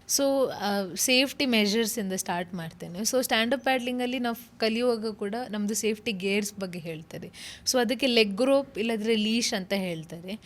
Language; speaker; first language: Kannada; native; Kannada